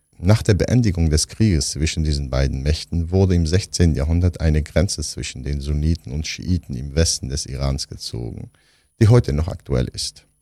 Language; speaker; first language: German; non-native, fluent; Kurdish